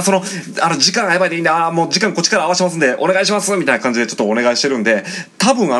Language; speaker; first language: Japanese; native; Japanese